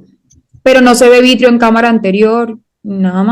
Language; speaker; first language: Spanish; native; Spanish